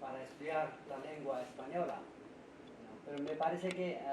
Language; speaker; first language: Spanish; non-native, fluent; Hindi